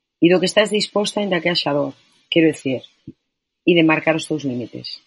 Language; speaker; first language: Galician; non-native, local second language; Spanish